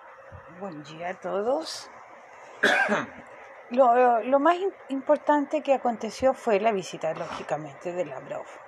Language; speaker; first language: Portuguese; non-native, fluent; Spanish